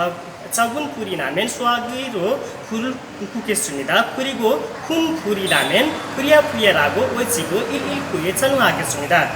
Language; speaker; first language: Korean; non-native, learner; Nepali